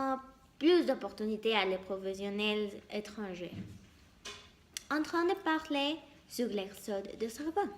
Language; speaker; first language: French; non-native, learner; Spanish